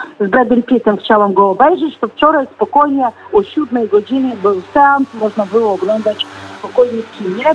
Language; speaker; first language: Polish; non-native, fluent; Ukrainian